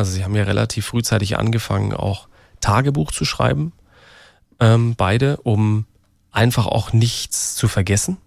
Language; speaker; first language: German; native; German